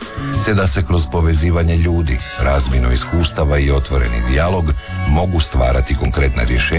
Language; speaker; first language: Serbian; native; Serbian